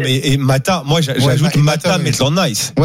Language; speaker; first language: French; native; French